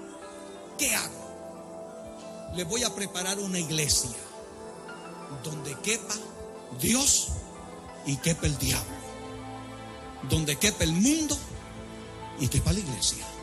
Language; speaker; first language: Spanish; native; Spanish